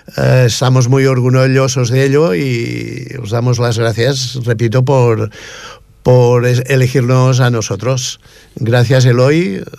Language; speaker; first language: Spanish; non-native, local second language; Catalan